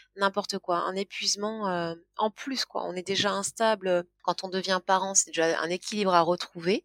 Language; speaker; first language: French; native; French